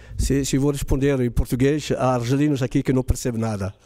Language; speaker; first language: Portuguese; non-native, fluent; Arabic